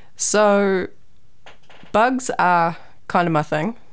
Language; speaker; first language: English; native; English